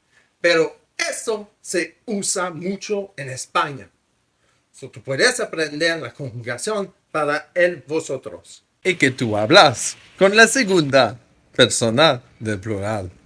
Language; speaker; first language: Spanish; non-native, fluent; French